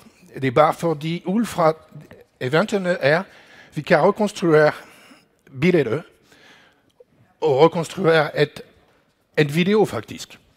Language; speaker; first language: Danish; non-native, learner; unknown